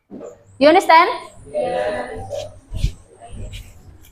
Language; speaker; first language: English; non-native, learner; Indonesian